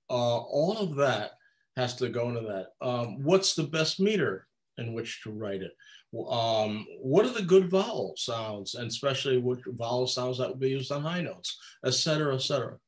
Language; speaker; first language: English; native; English